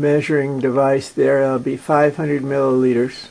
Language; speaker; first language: English; native; English